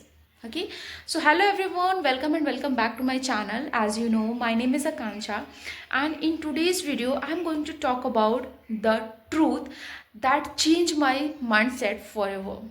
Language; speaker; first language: English; non-native, fluent; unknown